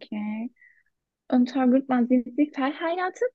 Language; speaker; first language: German; non-native, learner; Turkish